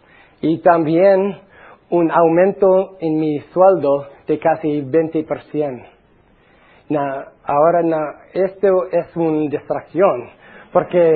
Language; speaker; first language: Spanish; non-native, fluent; English